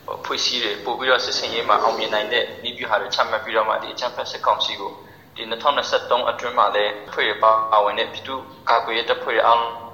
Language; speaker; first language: Burmese; non-native, local second language; Hakha Chin